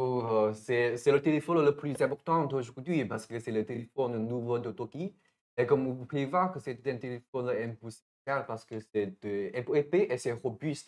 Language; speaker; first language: French; non-native, fluent; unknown